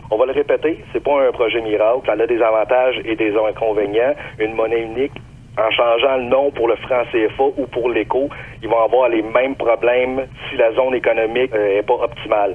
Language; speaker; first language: French; native; French